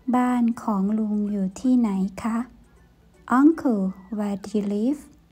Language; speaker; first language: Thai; native; Thai